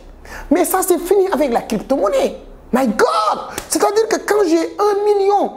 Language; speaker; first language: French; non-native, local second language; Wolof